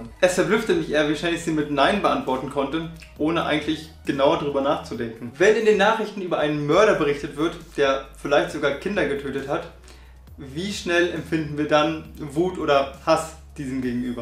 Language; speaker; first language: German; native; German